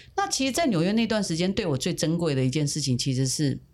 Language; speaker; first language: Chinese; native; Chinese